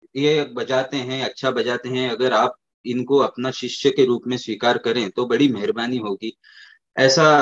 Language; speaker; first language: Hindi; native; Hindi